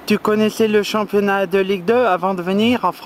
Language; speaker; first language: French; native; French